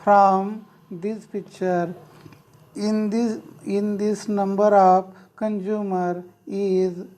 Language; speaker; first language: English; non-native, local second language; Marathi